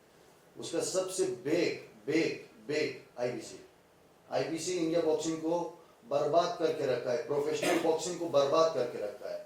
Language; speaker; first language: Hindi; non-native, fluent; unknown